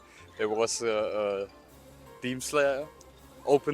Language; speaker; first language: English; non-native, learner; German